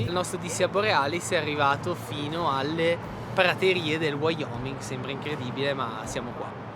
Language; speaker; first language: Italian; native; Italian